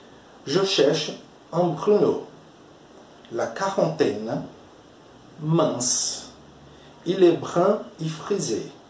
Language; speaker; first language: French; non-native, fluent; Portuguese